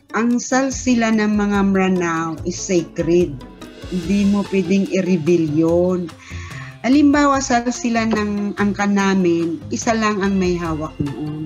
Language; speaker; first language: Filipino; non-native, local second language; Maranao